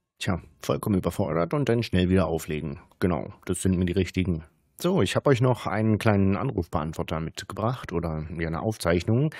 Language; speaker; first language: German; native; German